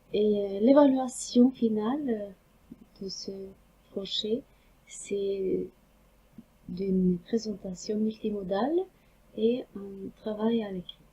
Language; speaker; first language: French; non-native, fluent; Norwegian